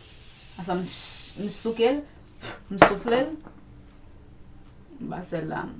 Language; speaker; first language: Haitian Creole; early bilingual, heritage; Haitian Creole